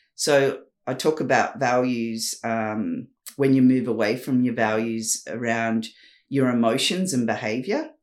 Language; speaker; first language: English; native; English